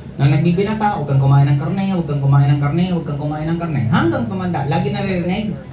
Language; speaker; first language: Filipino; non-native, local second language; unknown